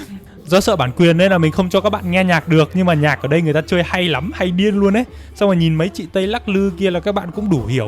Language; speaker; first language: Vietnamese; native; Vietnamese